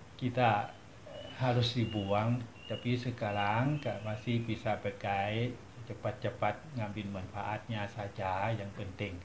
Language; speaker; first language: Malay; non-native, learner; Thai